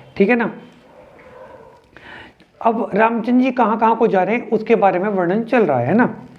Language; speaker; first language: Hindi; native; Hindi